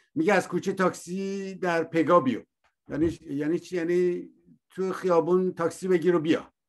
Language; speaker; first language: Persian; native; Persian